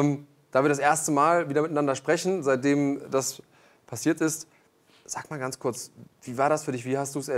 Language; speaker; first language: German; native; German